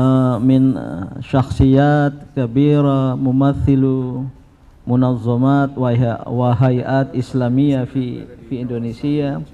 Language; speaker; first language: Arabic; non-native, fluent; Indonesian